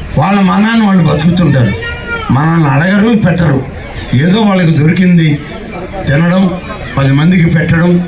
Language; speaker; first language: Telugu; native; Telugu